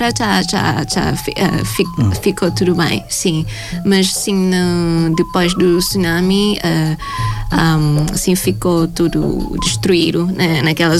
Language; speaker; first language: Portuguese; non-native, fluent; Thai